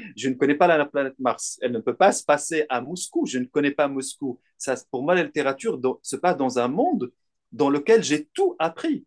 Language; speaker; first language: French; non-native, local second language; Arabic